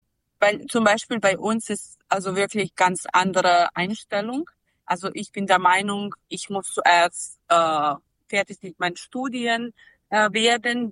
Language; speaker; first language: German; non-native, fluent; Serbian